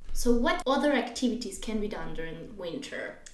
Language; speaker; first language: English; non-native, fluent; Spanish